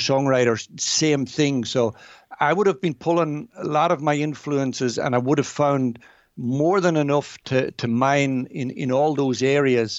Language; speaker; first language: English; native; English